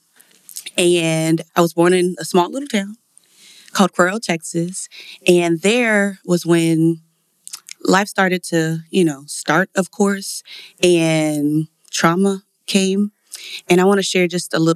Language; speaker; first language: English; native; English